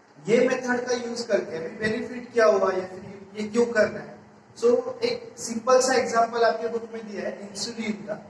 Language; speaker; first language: Hindi; non-native, local second language; Marathi